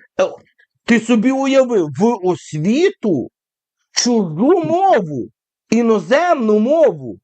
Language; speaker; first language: Ukrainian; native; Ukrainian